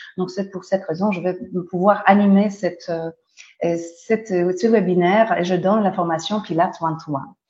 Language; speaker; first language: French; non-native, fluent; Polish